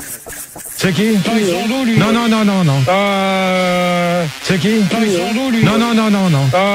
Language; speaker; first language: French; native; French